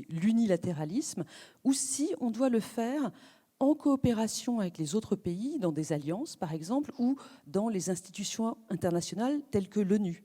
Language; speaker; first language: French; native; French